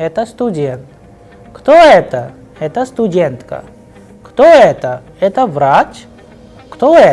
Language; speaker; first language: Russian; non-native, fluent; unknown